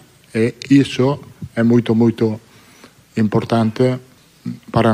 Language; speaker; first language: Portuguese; non-native, fluent; Italian